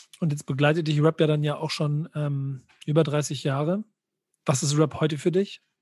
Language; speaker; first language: German; native; German